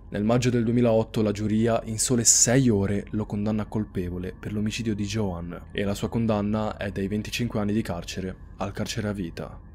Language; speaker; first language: Italian; native; Italian